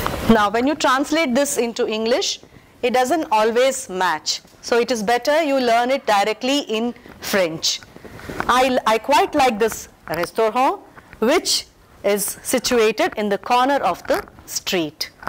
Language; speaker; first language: English; non-native, local second language; Telugu